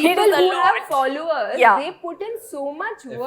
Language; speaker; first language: English; non-native, local second language; Hindi